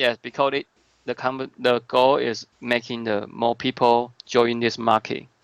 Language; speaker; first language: English; non-native, learner; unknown